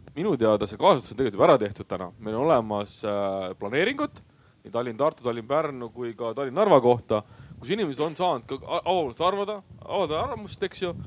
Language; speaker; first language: Estonian; native; Estonian